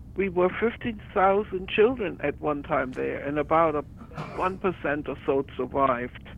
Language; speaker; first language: English; early bilingual, other home language; German